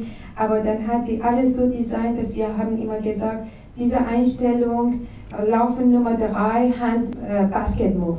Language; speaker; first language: German; non-native, fluent; Persian